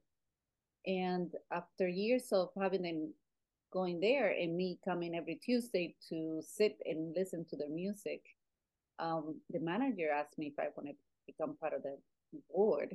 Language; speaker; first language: English; non-native, fluent; Spanish